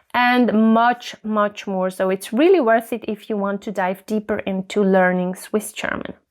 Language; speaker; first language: English; non-native, fluent; German